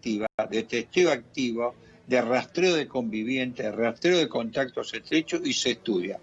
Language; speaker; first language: Spanish; native; Spanish